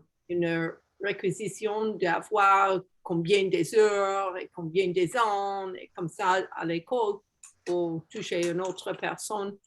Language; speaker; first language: French; non-native, learner; English